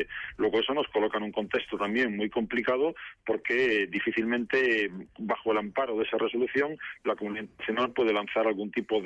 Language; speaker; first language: Spanish; native; Spanish